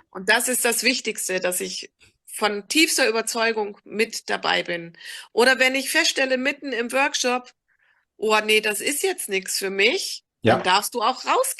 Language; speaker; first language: German; native; German